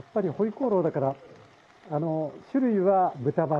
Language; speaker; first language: Japanese; native; Japanese